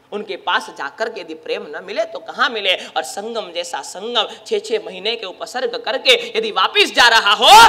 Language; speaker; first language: Hindi; non-native, local second language; Gujarati